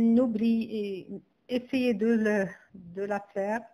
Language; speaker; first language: French; non-native, local second language; Arabic